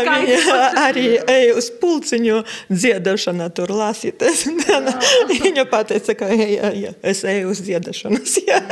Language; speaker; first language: Latvian; non-native, local second language; Russian